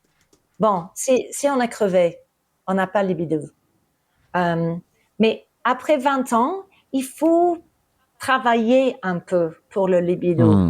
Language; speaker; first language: French; early bilingual, heritage; English